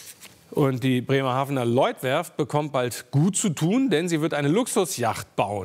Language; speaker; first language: German; native; German